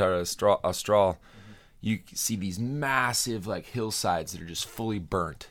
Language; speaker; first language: English; native; English